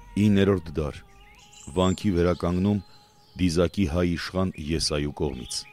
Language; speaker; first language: Armenian; native; Armenian